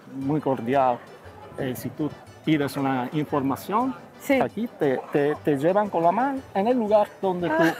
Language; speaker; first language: Spanish; early bilingual, heritage; Italian